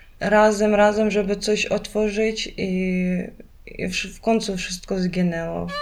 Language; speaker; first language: Polish; non-native, learner; Ukrainian